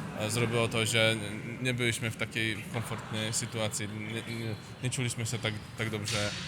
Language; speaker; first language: Polish; non-native, learner; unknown